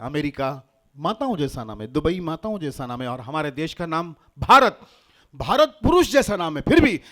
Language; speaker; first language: Hindi; non-native, local second language; Gujarati